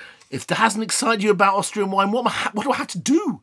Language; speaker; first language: English; native; English